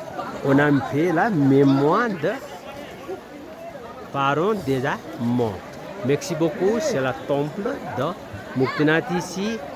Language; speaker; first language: French; non-native, learner; Nepali